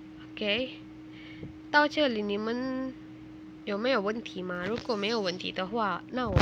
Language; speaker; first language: Chinese; non-native, fluent; Indonesian